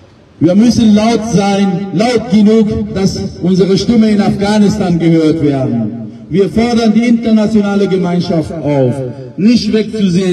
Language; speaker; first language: German; non-native, fluent; Pashto